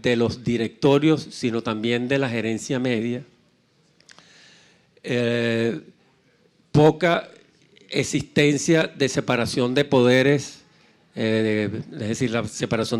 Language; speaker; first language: Spanish; native; Spanish